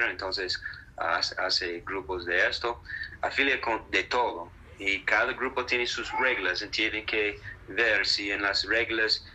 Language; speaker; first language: Spanish; non-native, fluent; English